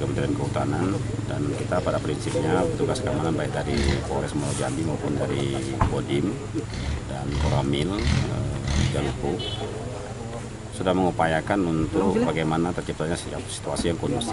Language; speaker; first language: Indonesian; native; Indonesian